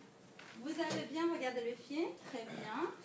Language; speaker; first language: French; non-native, fluent; Dutch